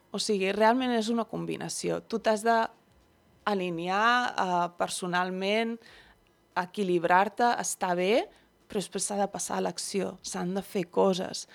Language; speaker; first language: Catalan; early bilingual, other home language; Dutch